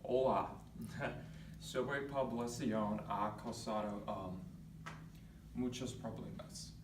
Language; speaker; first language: Spanish; non-native, learner; English